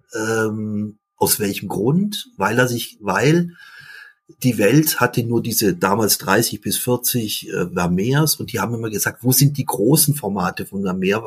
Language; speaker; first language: German; early bilingual, other home language; Dutch